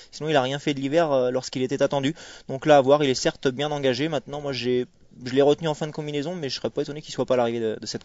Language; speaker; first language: French; native; French